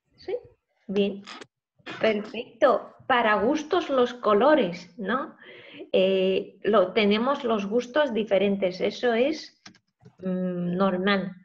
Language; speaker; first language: Spanish; non-native, fluent; Russian